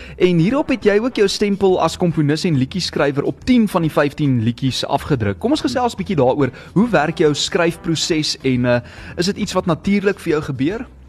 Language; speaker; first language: Afrikaans; native; Afrikaans